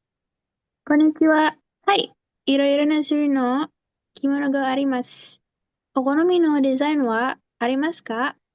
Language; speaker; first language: Japanese; non-native, learner; Indonesian